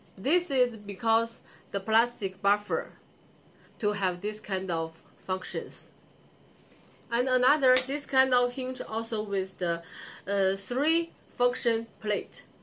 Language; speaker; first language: English; non-native, learner; Chinese